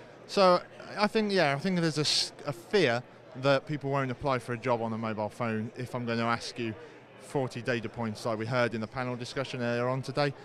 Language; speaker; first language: English; native; English